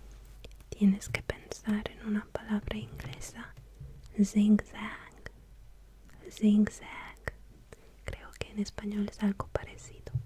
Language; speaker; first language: Spanish; non-native, fluent; Russian